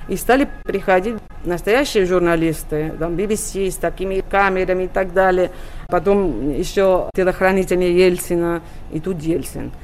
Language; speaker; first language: Russian; non-native, fluent; Catalan